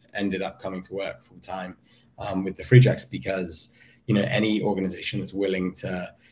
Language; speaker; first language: English; native; English